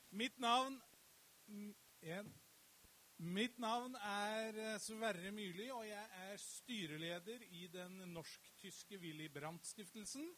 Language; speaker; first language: Norwegian; native; Norwegian